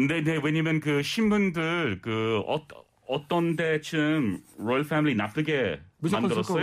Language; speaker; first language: Korean; non-native, learner; English